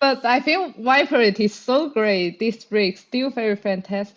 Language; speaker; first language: English; non-native, fluent; Chinese